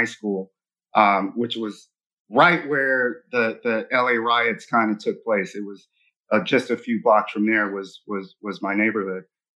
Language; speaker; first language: English; native; English